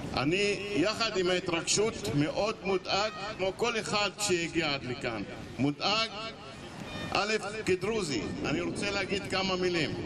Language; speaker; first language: Hebrew; non-native, local second language; Arabic